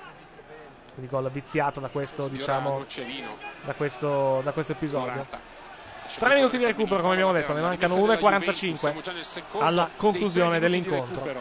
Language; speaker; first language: Italian; native; Italian